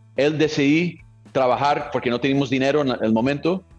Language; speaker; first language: Spanish; non-native, fluent; English